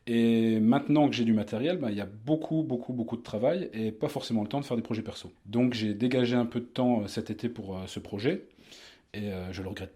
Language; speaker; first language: French; native; French